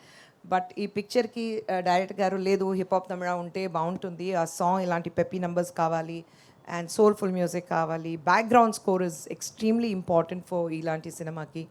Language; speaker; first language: Telugu; non-native, fluent; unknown